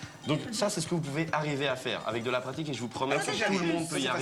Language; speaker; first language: French; native; French